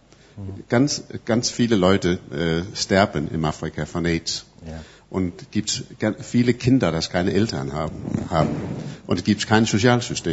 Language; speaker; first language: German; non-native, fluent; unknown